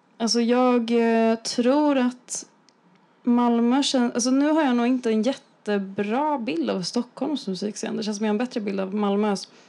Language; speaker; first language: Swedish; native; Swedish